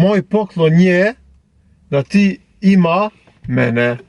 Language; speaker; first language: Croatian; non-native, learner; Albanian